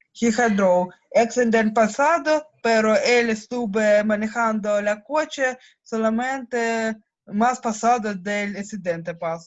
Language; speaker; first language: Spanish; non-native, learner; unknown